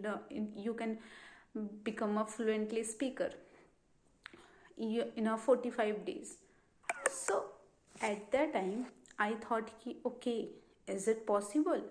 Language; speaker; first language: English; non-native, learner; Hindi